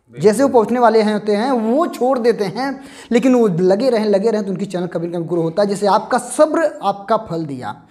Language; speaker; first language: Hindi; native; Hindi